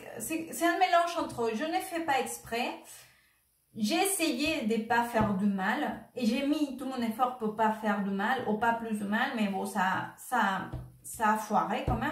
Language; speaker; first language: French; non-native, fluent; Spanish